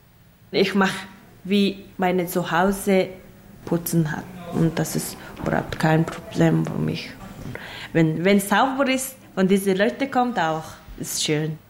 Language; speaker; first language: German; non-native, learner; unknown